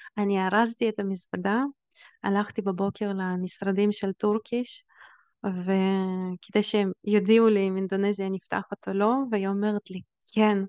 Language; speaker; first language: Hebrew; early bilingual, other home language; Russian